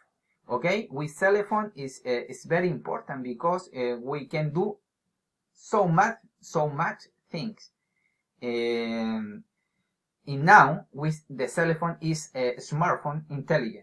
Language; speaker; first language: English; non-native, learner; Spanish